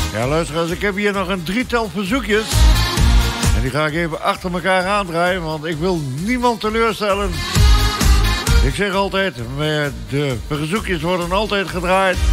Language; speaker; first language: Dutch; native; Dutch